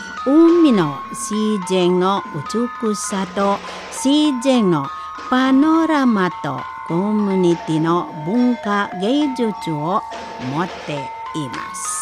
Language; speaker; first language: Japanese; non-native, learner; Indonesian